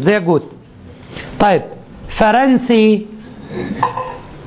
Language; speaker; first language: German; non-native, fluent; Arabic